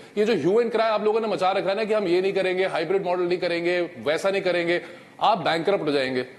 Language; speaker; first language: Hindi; native; Hindi